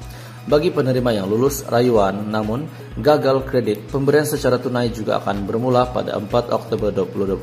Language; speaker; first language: Malay; native; Malay